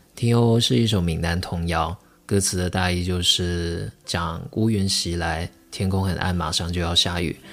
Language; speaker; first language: Chinese; non-native, local second language; Min Nan Chinese